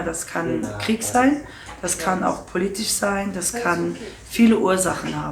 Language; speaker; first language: German; non-native, local second language; Luxembourgish